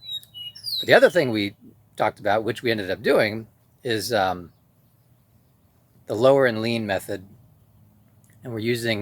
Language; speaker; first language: English; native; English